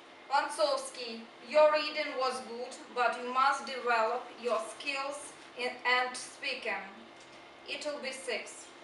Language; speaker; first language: English; non-native, fluent; Ukrainian